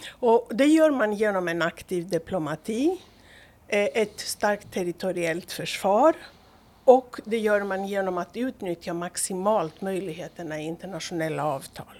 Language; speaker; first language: Swedish; non-native, fluent; Greek